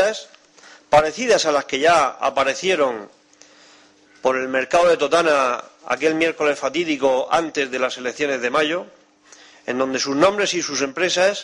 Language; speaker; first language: Spanish; native; Spanish